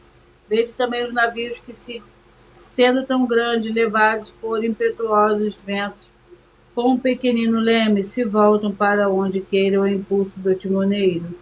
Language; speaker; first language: Portuguese; native; Portuguese